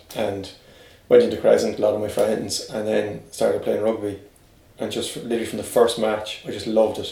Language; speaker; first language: English; native; English